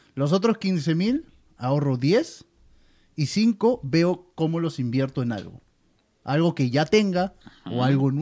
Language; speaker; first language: Spanish; native; Spanish